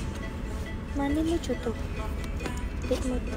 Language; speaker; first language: Vietnamese; non-native, learner; Indonesian